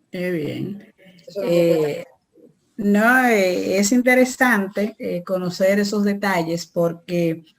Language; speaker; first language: Spanish; native; Spanish